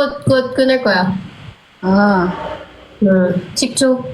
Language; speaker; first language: Korean; non-native, learner; Filipino